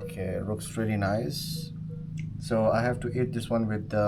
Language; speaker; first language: English; non-native, local second language; Urdu